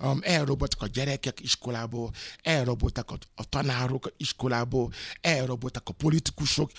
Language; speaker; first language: Hungarian; non-native, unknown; Yoruba